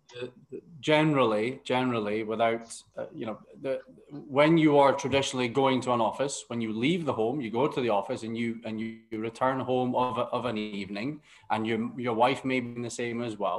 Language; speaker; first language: English; native; English